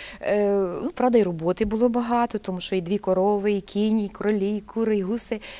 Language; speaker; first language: Ukrainian; native; Ukrainian